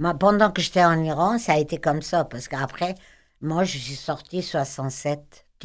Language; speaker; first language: French; non-native, fluent; Persian